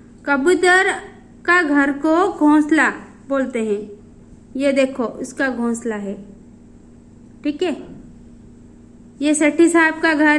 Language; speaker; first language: Hindi; non-native, local second language; Odia